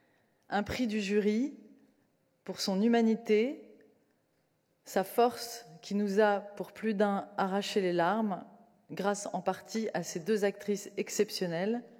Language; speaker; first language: French; native; French